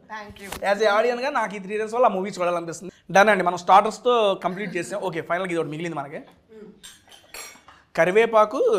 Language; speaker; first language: Telugu; native; Telugu